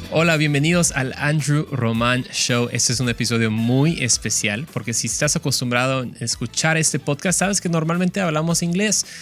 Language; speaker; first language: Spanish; native; Spanish